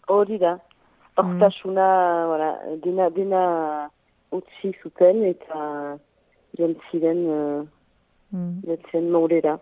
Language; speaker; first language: Basque; non-native, local second language; French